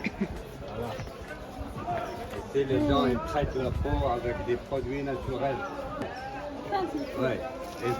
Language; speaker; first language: French; non-native, local second language; Arabic